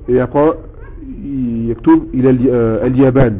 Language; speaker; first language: Arabic; non-native, fluent; French